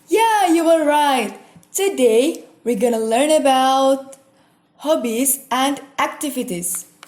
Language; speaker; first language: English; non-native, fluent; Indonesian